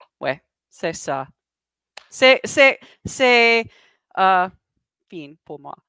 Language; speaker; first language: French; non-native, learner; English